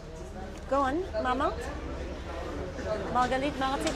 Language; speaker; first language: Hebrew; native; Hebrew